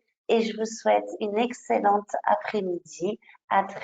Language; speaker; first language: French; native; French